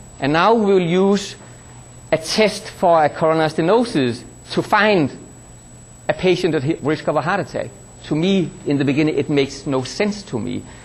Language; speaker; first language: English; non-native, fluent; Danish